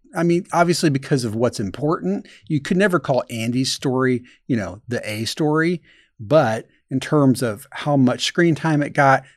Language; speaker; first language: English; native; English